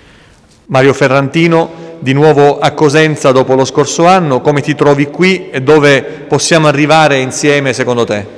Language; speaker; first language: Italian; native; Italian